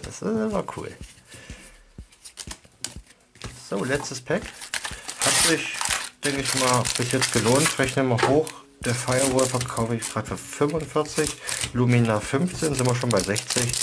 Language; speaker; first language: German; native; German